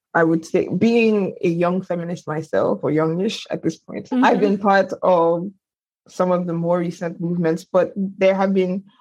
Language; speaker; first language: English; non-native, local second language; Yoruba